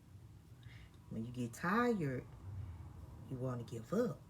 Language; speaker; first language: English; native; English